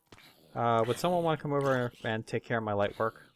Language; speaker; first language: English; native; English